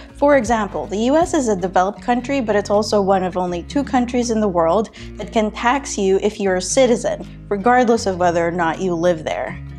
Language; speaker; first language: English; non-native, local second language; Filipino